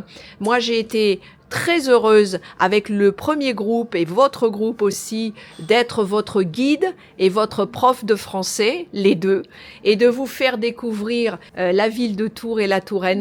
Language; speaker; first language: French; native; French